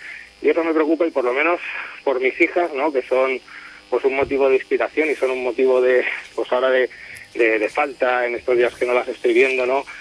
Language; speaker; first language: Spanish; native; Spanish